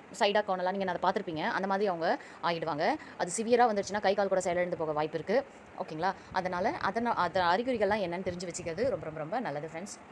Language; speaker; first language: Tamil; native; Tamil